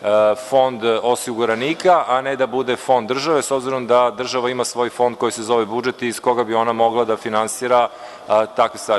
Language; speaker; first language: Serbian; native; Serbian